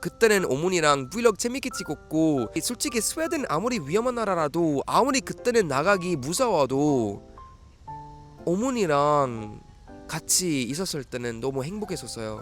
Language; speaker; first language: Korean; non-native, fluent; Swedish